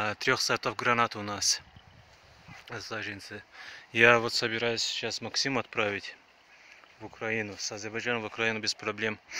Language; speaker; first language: Russian; non-native, fluent; Azerbaijani